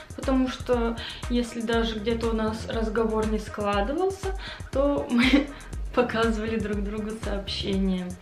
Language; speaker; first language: Russian; native; Russian